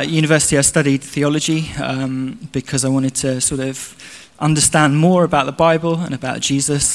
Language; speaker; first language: English; native; English